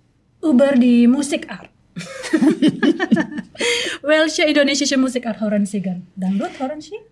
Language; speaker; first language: German; non-native, learner; Indonesian